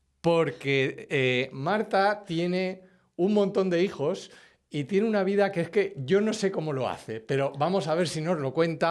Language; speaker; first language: Spanish; native; Spanish